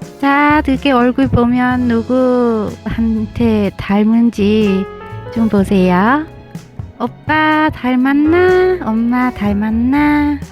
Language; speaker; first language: Korean; non-native, learner; Vietnamese